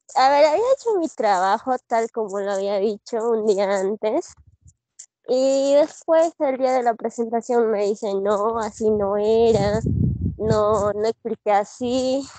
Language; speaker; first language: Spanish; native; Spanish